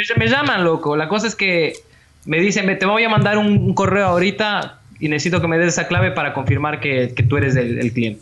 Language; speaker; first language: Spanish; native; Spanish